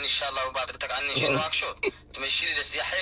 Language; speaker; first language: Arabic; native; Arabic